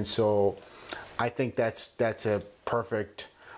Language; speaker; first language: English; non-native, fluent; Spanish